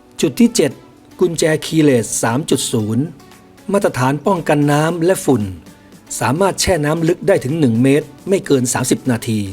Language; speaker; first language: Thai; native; Thai